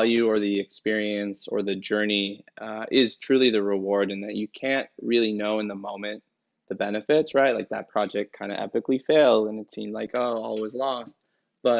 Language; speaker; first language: English; native; English